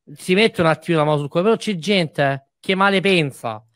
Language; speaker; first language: Italian; native; Italian